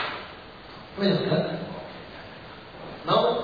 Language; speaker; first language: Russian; non-native, learner; Tibetan